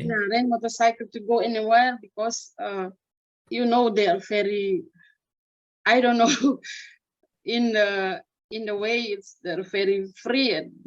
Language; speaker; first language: English; non-native, learner; Indonesian